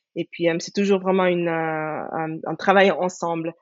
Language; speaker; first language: French; native; French